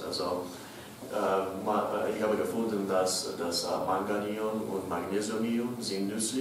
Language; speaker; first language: German; non-native, learner; English